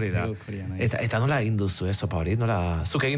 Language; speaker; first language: Basque; native; Basque